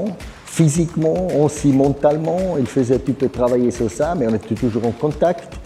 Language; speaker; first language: French; non-native, fluent; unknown